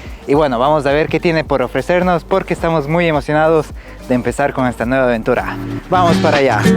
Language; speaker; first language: Spanish; native; Spanish